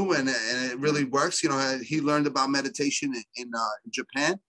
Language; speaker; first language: English; native; English